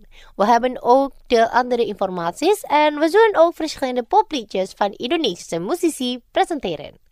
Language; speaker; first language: Dutch; non-native, fluent; Indonesian